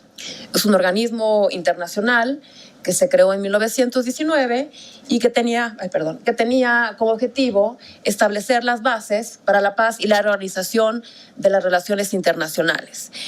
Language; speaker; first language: Spanish; native; Spanish